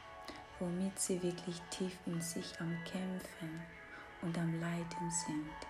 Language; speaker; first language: German; non-native, fluent; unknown